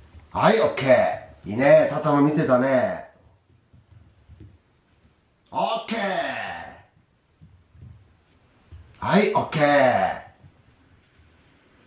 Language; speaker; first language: Japanese; native; Japanese